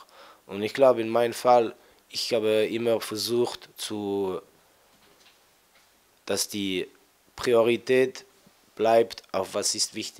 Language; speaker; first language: German; non-native, fluent; French